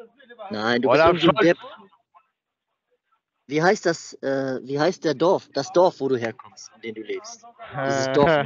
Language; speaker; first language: German; native; German